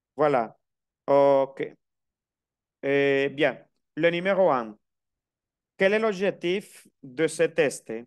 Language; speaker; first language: French; non-native, fluent; Spanish